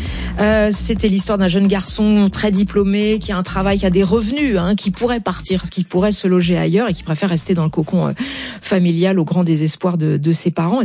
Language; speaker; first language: French; native; French